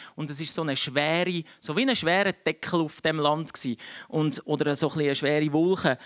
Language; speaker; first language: German; early bilingual, other home language; Czech